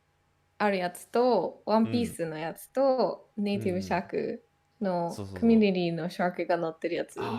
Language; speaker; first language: Japanese; native; Japanese